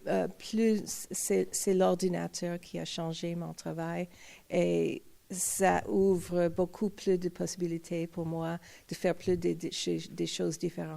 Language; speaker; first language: French; non-native, fluent; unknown